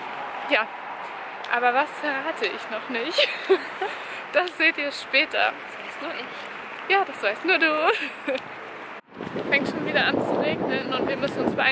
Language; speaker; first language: German; native; German